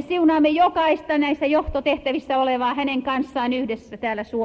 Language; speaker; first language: Finnish; native; Finnish